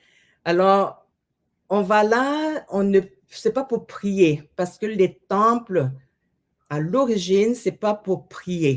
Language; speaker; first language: French; non-native, fluent; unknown